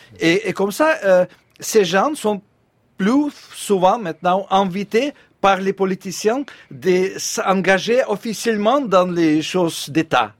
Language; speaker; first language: French; non-native, fluent; Russian